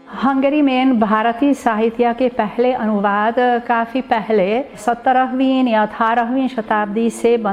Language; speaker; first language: Hindi; non-native, fluent; Hungarian